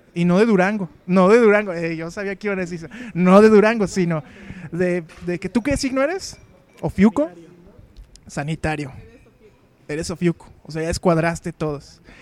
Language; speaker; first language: Spanish; native; Spanish